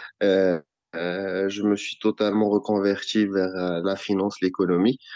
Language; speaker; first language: French; non-native, local second language; Arabic